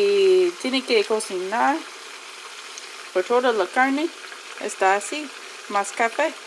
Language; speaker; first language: Spanish; non-native, learner; English